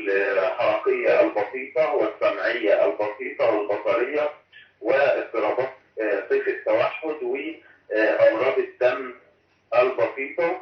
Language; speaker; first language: Arabic; native; Arabic